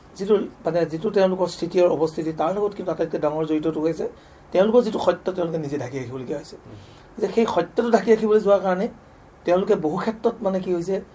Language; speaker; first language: Assamese; native; Assamese